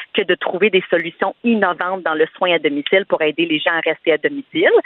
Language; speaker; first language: French; non-native, fluent; English